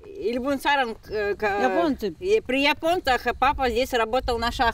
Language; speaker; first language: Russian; non-native, local second language; Korean